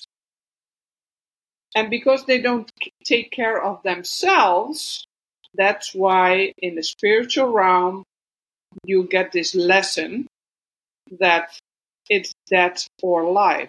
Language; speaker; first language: English; non-native, fluent; Dutch